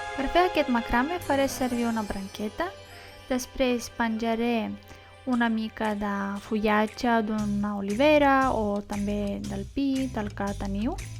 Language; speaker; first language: Catalan; non-native, local second language; Spanish